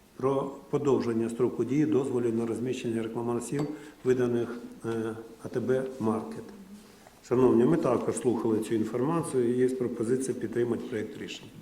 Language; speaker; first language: Ukrainian; non-native, local second language; Russian